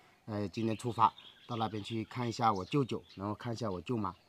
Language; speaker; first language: Chinese; native; Chinese